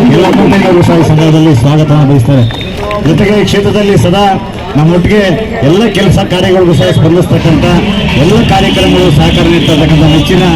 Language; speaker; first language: Kannada; native; Kannada